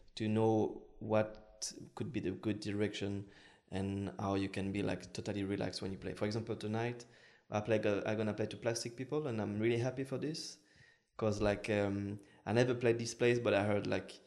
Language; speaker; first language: English; non-native, fluent; French